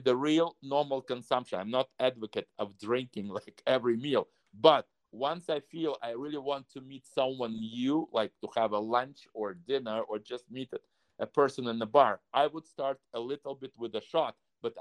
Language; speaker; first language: English; non-native, fluent; Russian